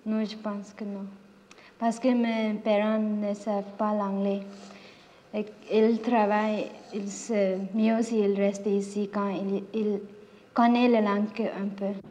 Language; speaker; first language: French; non-native, learner; Tibetan